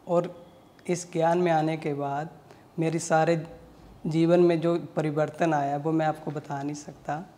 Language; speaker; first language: Hindi; native; Hindi